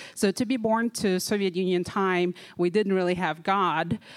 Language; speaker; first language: English; non-native, fluent; Kazakh